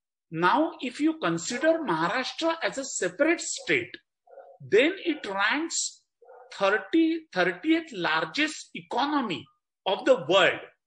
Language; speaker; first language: English; non-native, local second language; Marathi